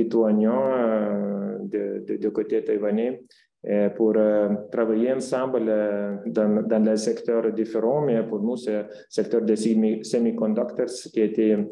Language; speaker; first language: French; non-native, fluent; Lithuanian